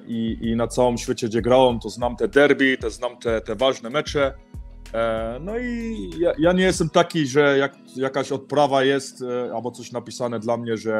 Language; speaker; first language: Polish; early bilingual, heritage; Polish